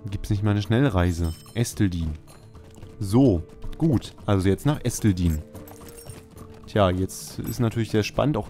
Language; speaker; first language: German; native; German